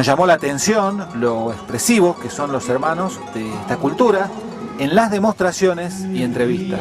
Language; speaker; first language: Spanish; native; Spanish